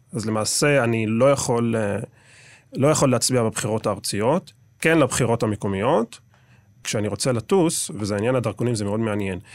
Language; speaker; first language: Hebrew; non-native, local second language; Arabic